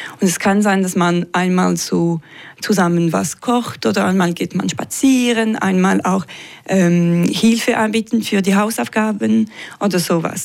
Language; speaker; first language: German; non-native, local second language; French